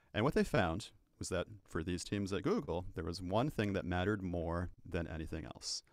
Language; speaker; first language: English; native; English